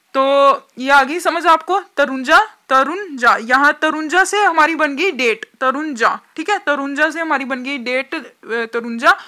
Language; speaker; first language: Hindi; native; Hindi